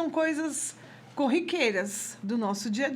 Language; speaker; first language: Portuguese; native; Portuguese